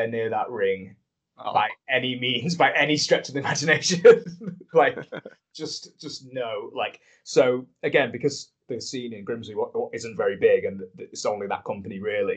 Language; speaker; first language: English; native; English